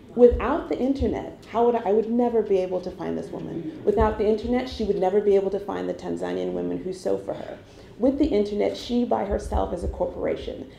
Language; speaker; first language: English; non-native, local second language; Igbo